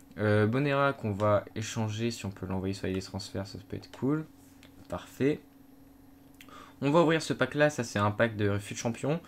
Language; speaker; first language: French; native; French